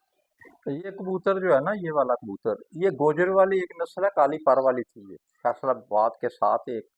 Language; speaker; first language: Hindi; non-native, local second language; Punjabi